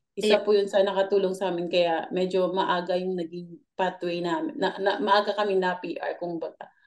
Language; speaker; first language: Filipino; non-native, local second language; Hiligaynon